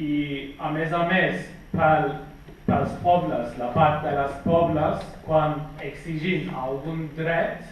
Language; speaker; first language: Catalan; non-native, fluent; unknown